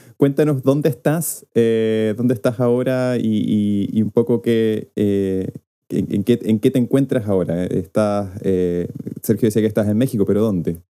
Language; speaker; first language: Spanish; native; Spanish